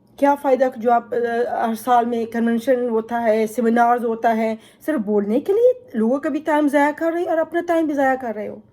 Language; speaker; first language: Urdu; non-native, local second language; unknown